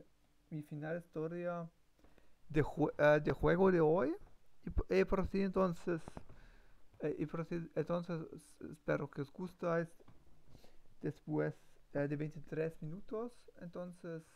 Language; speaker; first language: Spanish; non-native, learner; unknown